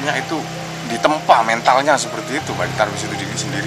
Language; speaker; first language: Indonesian; native; Indonesian